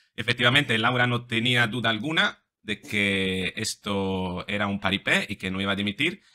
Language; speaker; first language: Spanish; non-native, fluent; Italian